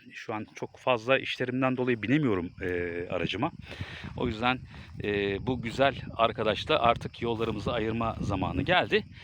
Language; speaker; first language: Turkish; native; Turkish